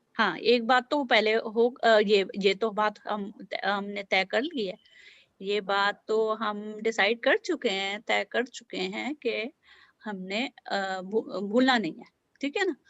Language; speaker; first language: Urdu; native; Urdu